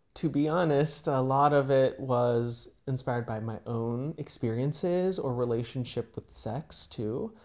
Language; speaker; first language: English; native; English